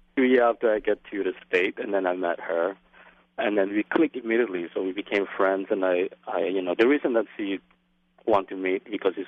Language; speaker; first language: English; non-native, fluent; Lao